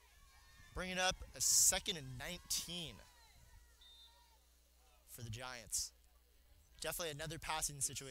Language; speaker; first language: English; native; English